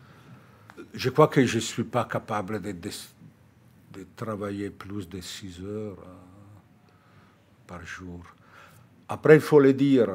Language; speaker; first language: French; non-native, fluent; Italian